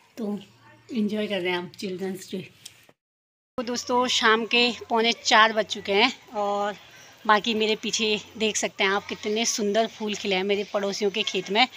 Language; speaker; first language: Hindi; native; Hindi